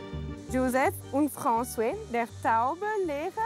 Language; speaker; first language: German; non-native, learner; French